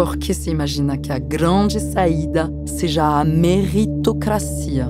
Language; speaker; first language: Portuguese; non-native, fluent; French